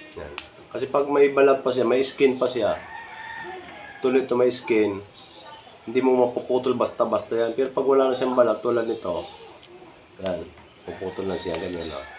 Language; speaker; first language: Filipino; native; Filipino